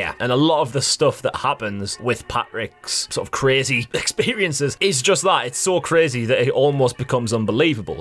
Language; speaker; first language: English; native; English